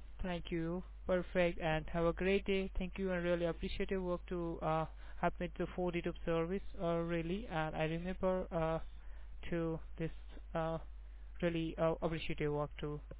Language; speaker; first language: English; non-native, local second language; Gujarati